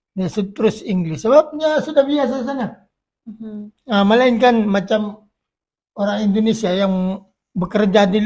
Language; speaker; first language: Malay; non-native, local second language; Filipino